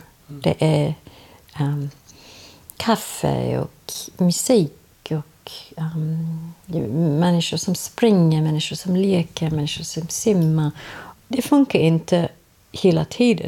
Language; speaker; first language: Swedish; non-native, fluent; English